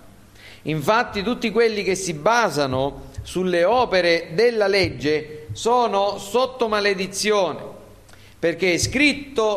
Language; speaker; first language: Italian; native; Italian